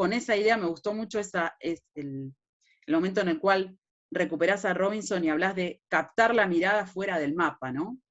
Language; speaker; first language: Spanish; native; Spanish